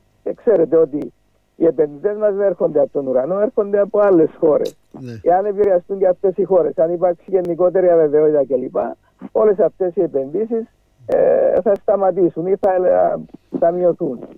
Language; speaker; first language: Greek; native; Greek